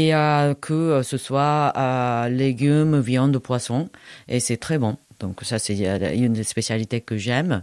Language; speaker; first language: French; non-native, fluent; Japanese